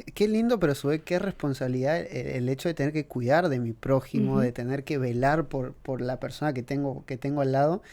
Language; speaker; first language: Spanish; native; Spanish